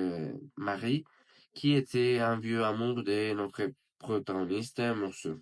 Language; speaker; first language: French; non-native, learner; Spanish